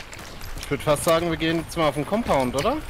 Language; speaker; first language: German; native; German